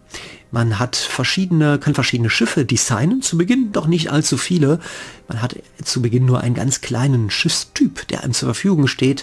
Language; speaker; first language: German; native; German